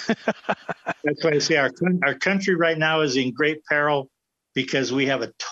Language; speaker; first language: English; native; English